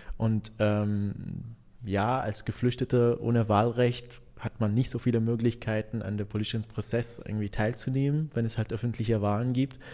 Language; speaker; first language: German; non-native, fluent; Arabic